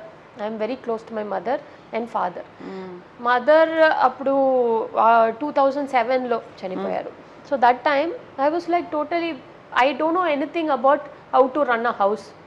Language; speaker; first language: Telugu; non-native, local second language; Tamil